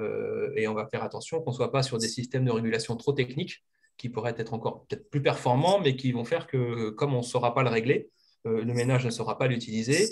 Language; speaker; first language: French; native; French